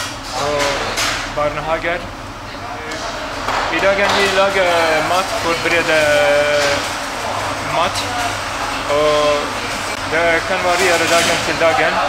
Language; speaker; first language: Norwegian; non-native, learner; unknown